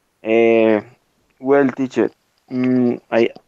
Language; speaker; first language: English; non-native, learner; Spanish